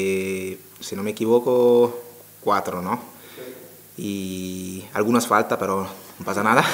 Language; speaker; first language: Spanish; non-native, learner; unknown